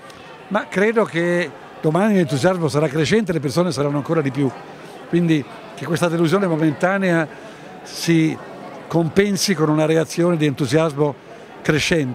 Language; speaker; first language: Italian; native; Italian